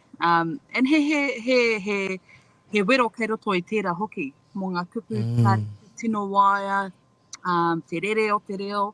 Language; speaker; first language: Māori; non-native, local second language; English